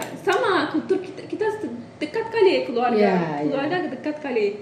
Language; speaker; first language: Indonesian; non-native, learner; Turkish